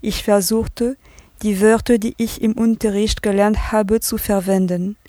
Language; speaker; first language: German; non-native, learner; French